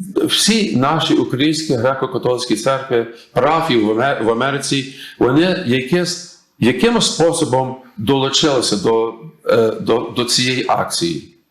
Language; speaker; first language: Ukrainian; early bilingual, heritage; English